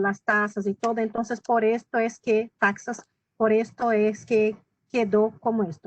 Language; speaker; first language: Spanish; non-native, fluent; Portuguese